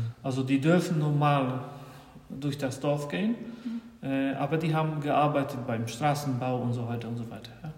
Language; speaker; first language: German; non-native, fluent; Polish